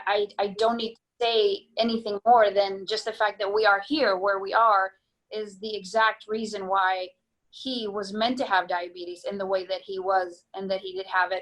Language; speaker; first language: English; non-native, fluent; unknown